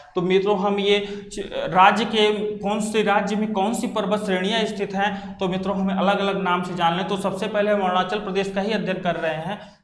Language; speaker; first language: Hindi; native; Hindi